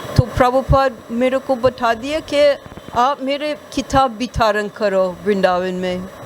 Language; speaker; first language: Hindi; non-native, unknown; English